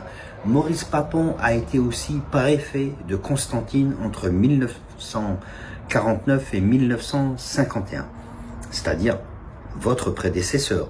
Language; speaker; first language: French; non-native, local second language; Kabyle